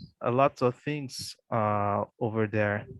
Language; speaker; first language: English; non-native, fluent; Portuguese